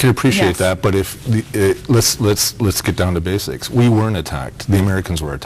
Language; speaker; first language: English; native; English